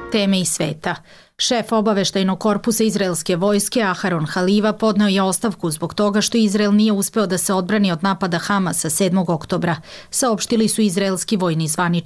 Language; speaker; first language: Serbian; native; Serbian